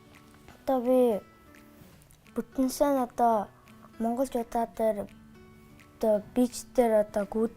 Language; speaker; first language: Mongolian; early bilingual, heritage; Mongolian